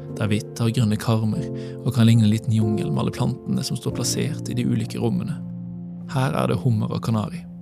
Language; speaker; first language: Norwegian; native; Norwegian